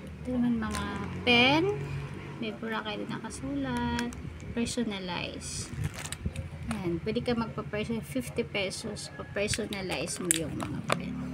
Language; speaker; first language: Filipino; non-native, local second language; Cebuano